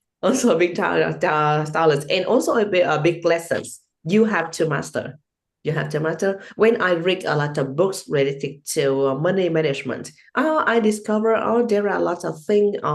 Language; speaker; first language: English; non-native, learner; Vietnamese